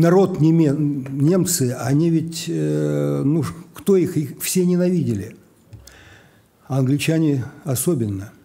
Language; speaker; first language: Russian; native; Russian